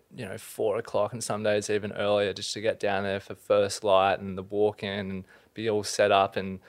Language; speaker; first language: English; native; English